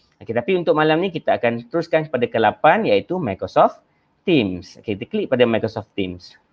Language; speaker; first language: Malay; native; Malay